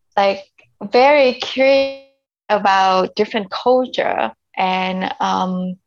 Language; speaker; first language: English; non-native, fluent; Vietnamese